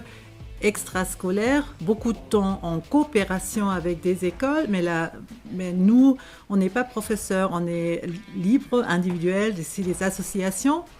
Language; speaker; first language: French; non-native, fluent; German